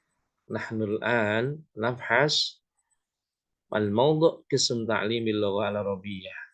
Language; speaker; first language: Arabic; non-native, fluent; Indonesian